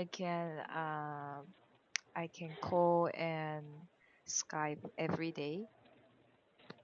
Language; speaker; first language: English; non-native, learner; Korean